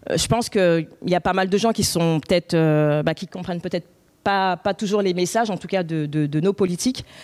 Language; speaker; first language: French; native; French